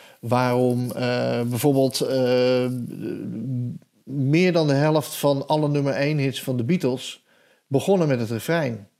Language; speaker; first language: Dutch; native; Dutch